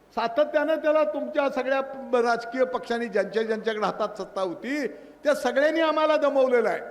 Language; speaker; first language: Marathi; native; Marathi